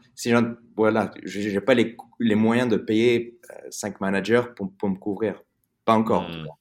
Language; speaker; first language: French; early bilingual, heritage; French